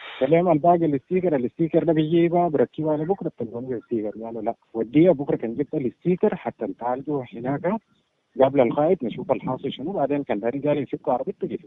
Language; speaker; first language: Arabic; native; Arabic